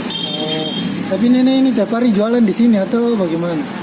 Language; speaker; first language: Malay; native; Malay